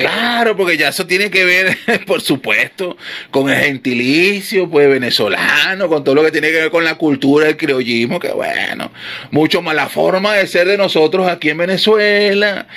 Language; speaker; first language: Spanish; native; Spanish